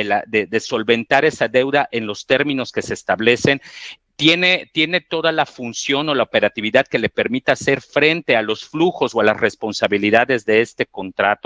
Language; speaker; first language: Spanish; native; Spanish